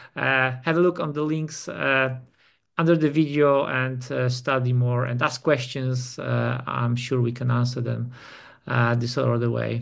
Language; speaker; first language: English; non-native, fluent; Polish